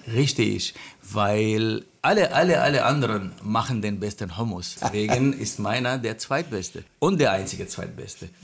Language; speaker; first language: German; non-native, fluent; Arabic